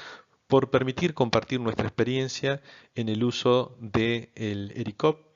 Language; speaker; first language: Spanish; native; Spanish